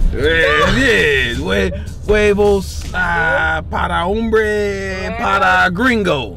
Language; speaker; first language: Spanish; non-native, learner; English